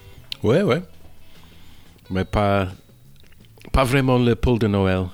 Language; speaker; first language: French; non-native, fluent; English